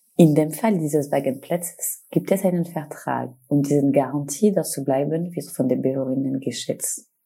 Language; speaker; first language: German; non-native, fluent; French